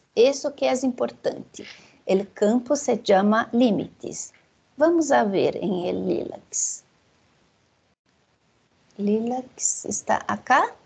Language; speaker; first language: Spanish; non-native, fluent; Portuguese